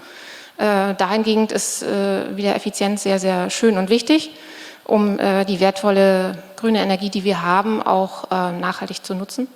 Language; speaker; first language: German; native; German